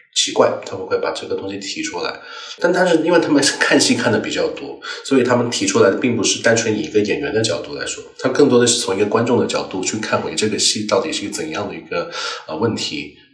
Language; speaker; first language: Chinese; non-native, local second language; Cantonese